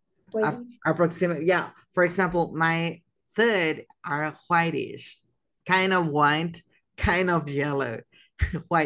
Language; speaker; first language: English; non-native, fluent; Spanish